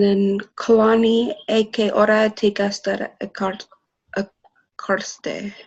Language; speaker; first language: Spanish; non-native, learner; English